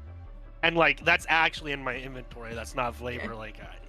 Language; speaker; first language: English; native; English